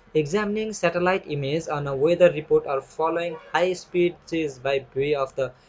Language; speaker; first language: English; non-native, local second language; Nepali